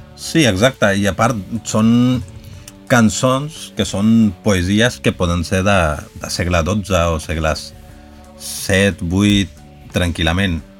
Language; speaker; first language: Catalan; early bilingual, other home language; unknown